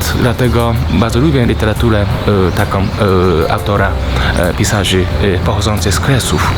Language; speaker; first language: Polish; non-native, fluent; Japanese